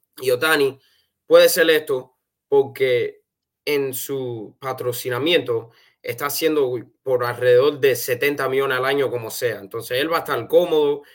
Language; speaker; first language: Spanish; early bilingual, heritage; Spanish